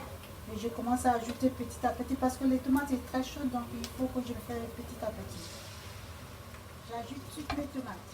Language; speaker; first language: French; non-native, learner; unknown